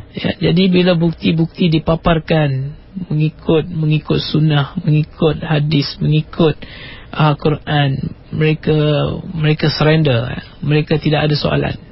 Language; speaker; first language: Malay; non-native, local second language; Tamil